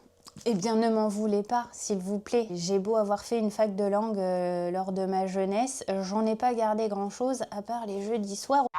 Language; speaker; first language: French; native; French